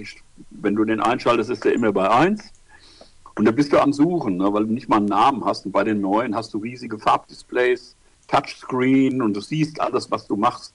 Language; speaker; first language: German; native; German